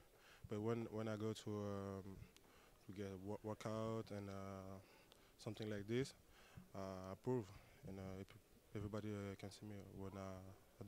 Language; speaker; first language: English; non-native, learner; French